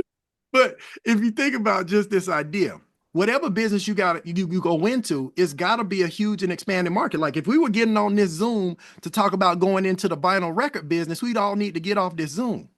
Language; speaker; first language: English; native; English